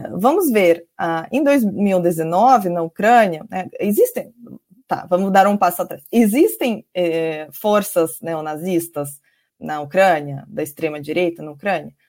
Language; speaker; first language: Portuguese; non-native, fluent; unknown